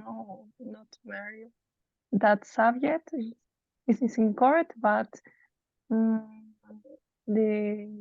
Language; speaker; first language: English; non-native, learner; Spanish